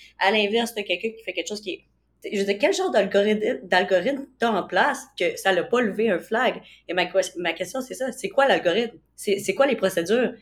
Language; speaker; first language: French; native; French